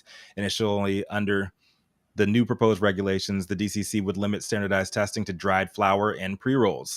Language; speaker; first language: English; native; English